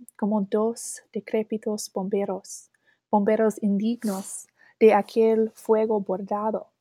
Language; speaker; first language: Spanish; non-native, learner; English